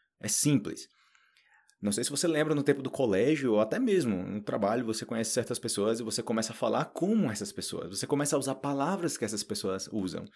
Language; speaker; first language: Portuguese; native; Portuguese